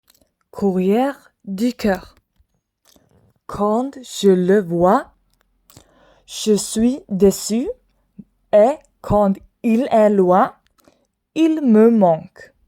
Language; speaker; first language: French; non-native, fluent; Swedish